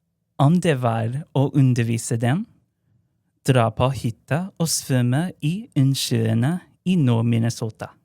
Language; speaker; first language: Norwegian; non-native, fluent; English